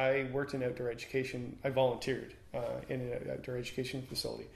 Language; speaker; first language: English; native; English